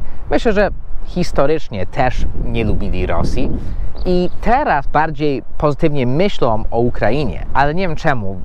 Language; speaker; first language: Polish; non-native, fluent; English